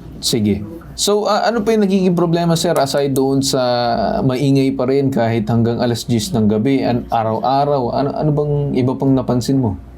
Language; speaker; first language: Filipino; native; Filipino